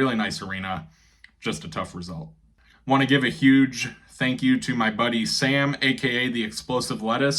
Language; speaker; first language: English; native; English